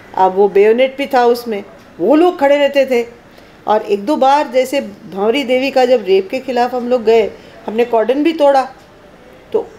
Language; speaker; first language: Hindi; native; Hindi